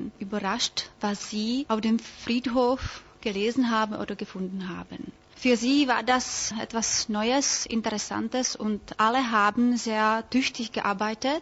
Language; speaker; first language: German; non-native, fluent; Czech